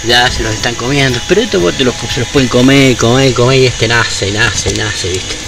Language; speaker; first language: Spanish; native; Spanish